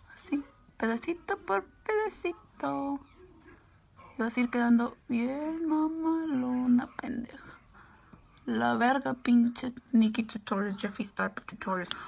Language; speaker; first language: Spanish; early bilingual, heritage; Spanish